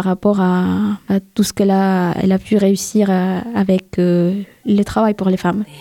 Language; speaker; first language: French; non-native, fluent; Spanish